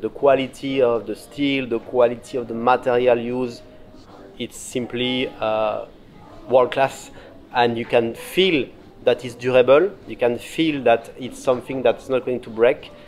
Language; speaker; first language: English; non-native, fluent; French